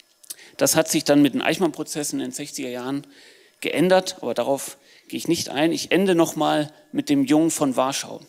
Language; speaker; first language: German; native; German